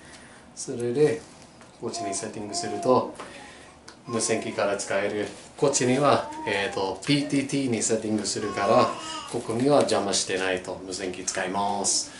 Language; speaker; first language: Japanese; non-native, learner; English